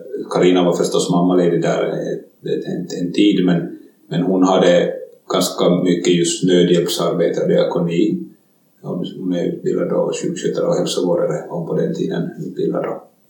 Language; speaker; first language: Swedish; native; Swedish